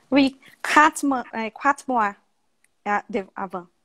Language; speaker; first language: French; non-native, learner; Portuguese